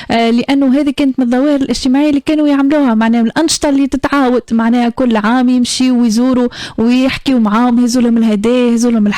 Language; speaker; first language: Arabic; native; Arabic